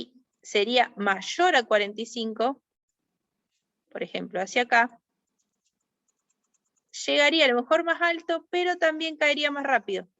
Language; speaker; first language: Spanish; native; Spanish